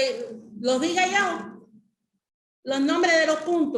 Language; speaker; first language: Spanish; native; Spanish